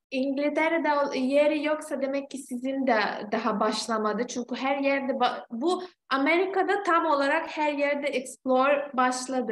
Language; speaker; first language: Turkish; non-native, fluent; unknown